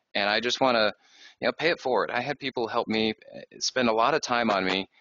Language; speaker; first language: English; native; English